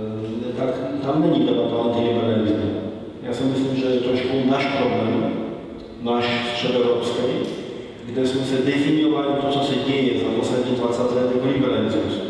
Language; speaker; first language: Czech; non-native, fluent; Polish